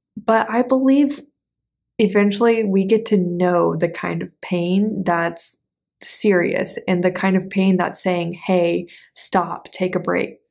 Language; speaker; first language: English; native; English